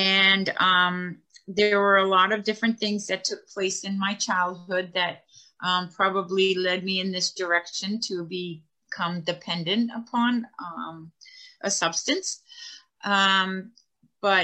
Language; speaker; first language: English; native; English